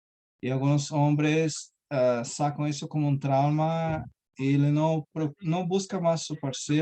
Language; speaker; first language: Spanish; non-native, learner; Portuguese